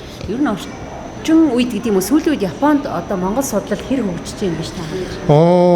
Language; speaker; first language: Mongolian; native; Mongolian